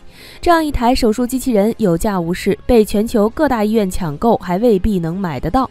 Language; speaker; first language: Chinese; native; Chinese